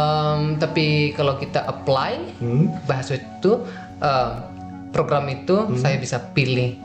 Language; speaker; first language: Indonesian; non-native, fluent; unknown